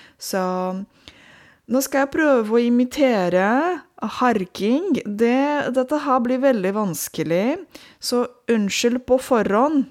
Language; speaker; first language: Norwegian; non-native, fluent; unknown